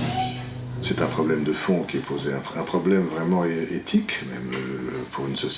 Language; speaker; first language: French; native; French